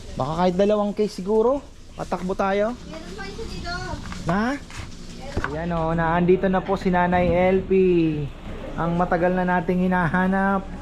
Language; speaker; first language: Filipino; native; Filipino